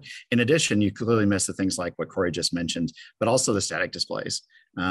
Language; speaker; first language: English; native; English